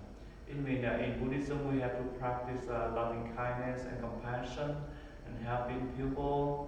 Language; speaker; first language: English; non-native, learner; Vietnamese